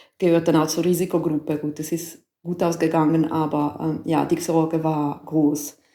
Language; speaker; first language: German; non-native, local second language; Italian